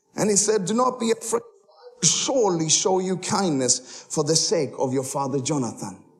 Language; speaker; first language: English; early bilingual, heritage; Spanish